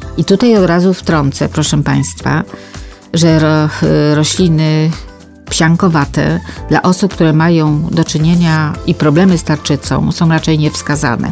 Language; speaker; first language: Polish; native; Polish